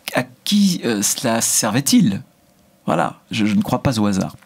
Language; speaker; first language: French; native; French